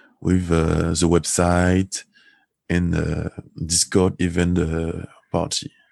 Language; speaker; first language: English; non-native, learner; French